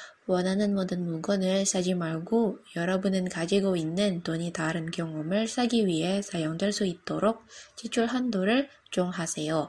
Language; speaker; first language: Korean; non-native, learner; Indonesian